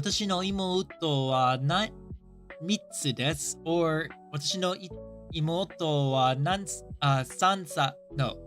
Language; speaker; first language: Japanese; non-native, learner; English